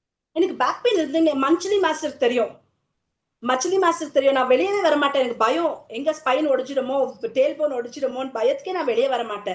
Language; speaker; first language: Tamil; native; Tamil